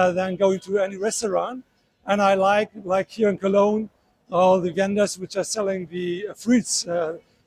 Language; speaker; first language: English; non-native, fluent; German